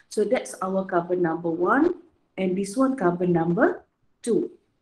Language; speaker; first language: English; non-native, local second language; Malay